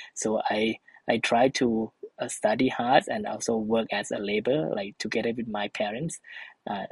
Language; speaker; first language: English; non-native, fluent; Thai